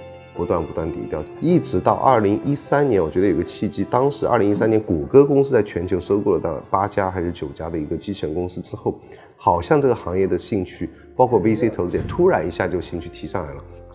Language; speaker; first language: Chinese; native; Chinese